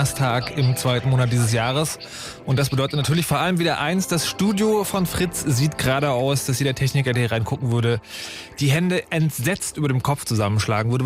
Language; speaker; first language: German; native; German